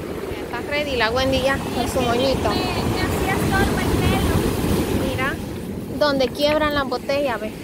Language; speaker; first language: Spanish; native; Spanish